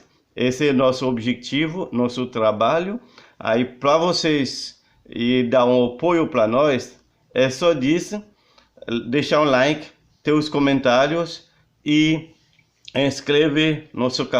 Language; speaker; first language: Portuguese; non-native, learner; Haitian Creole